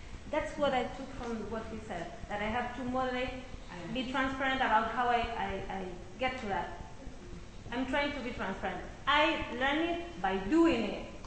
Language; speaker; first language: English; non-native, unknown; Spanish